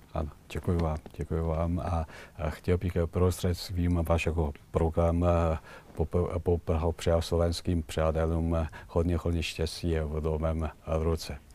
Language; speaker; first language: Czech; non-native, fluent; Chinese